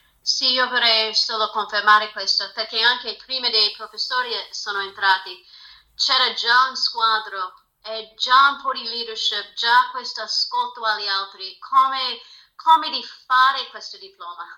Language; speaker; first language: Italian; non-native, fluent; English